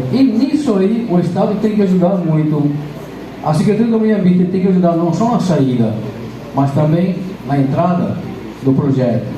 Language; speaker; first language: Portuguese; non-native, fluent; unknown